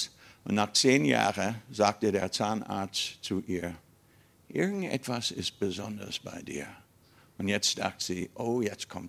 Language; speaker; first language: German; non-native, fluent; English